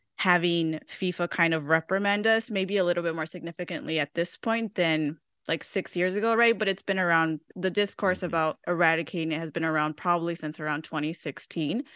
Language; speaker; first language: English; early bilingual, other home language; Spanish